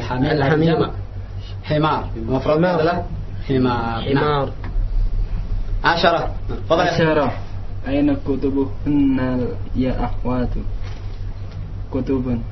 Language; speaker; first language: Arabic; non-native, fluent; Indonesian